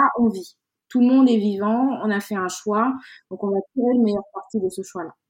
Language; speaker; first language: French; non-native, local second language; Wolof